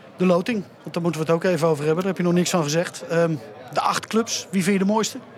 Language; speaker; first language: Dutch; native; Dutch